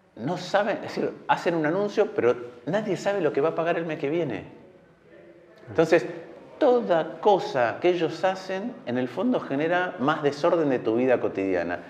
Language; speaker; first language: Spanish; native; Spanish